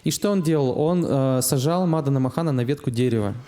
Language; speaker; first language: Russian; native; Russian